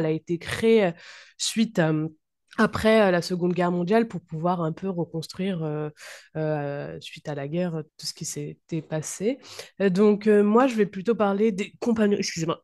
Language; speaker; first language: French; native; French